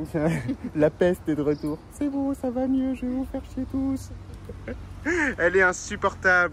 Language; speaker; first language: French; native; French